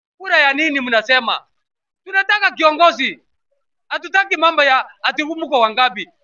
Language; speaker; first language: Swahili; non-native, local second language; Gusii